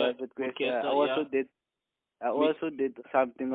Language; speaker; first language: English; non-native, local second language; Afrikaans